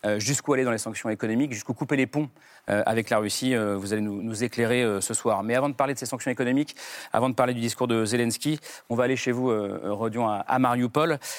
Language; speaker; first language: French; native; French